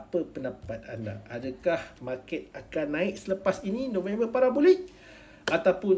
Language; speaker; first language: Malay; native; Malay